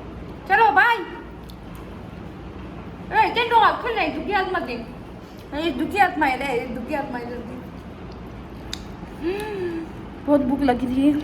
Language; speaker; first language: Hindi; non-native, learner; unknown